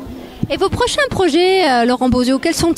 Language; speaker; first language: French; native; French